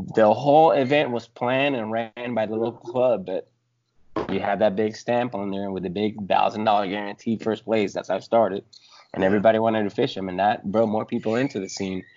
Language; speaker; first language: English; early bilingual, other home language; Spanish